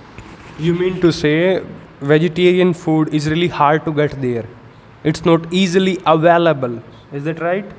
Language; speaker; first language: English; non-native, local second language; Hindi